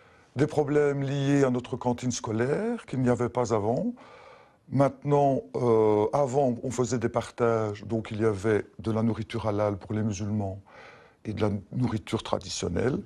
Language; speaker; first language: French; native; French